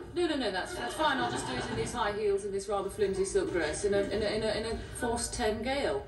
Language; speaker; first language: English; native; English